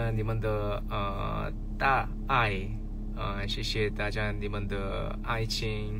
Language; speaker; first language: Chinese; non-native, learner; Korean